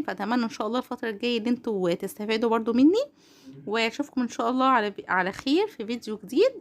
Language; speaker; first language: Arabic; native; Arabic